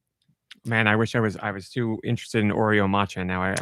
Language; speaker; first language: English; native; English